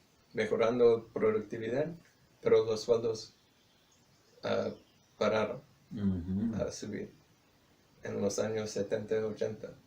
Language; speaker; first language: Spanish; non-native, fluent; English